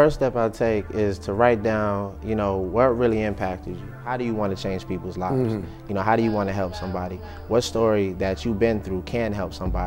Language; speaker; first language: English; native; English